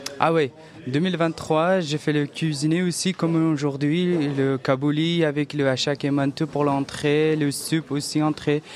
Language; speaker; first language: French; non-native, learner; Persian